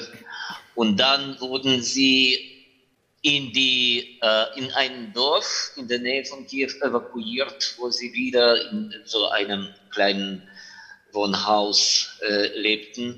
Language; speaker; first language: German; non-native, fluent; Ukrainian